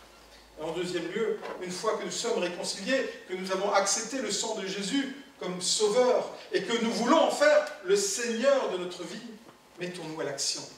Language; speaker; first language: French; native; French